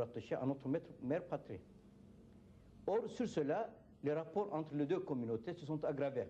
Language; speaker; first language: French; non-native, fluent; Turkish